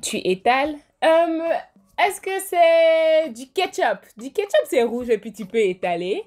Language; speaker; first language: French; non-native, fluent; English